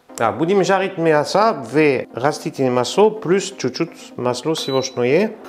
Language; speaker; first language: Russian; non-native, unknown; French